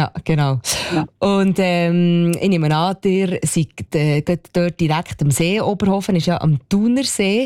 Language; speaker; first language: German; native; German